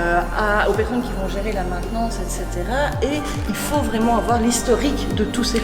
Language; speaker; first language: French; native; French